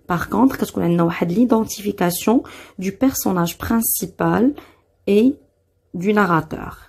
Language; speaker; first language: French; non-native, local second language; Arabic